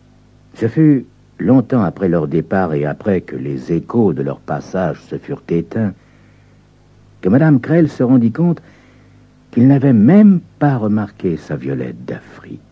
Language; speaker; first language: French; native; French